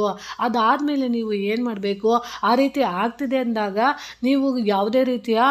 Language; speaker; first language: Kannada; native; Kannada